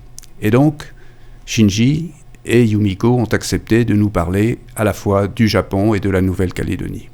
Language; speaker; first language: French; native; French